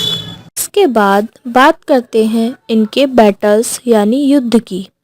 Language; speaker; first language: Hindi; native; Hindi